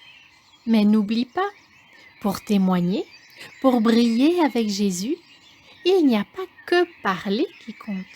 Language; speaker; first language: French; native; French